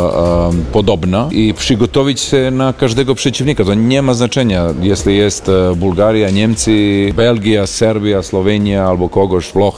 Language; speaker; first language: Polish; non-native, learner; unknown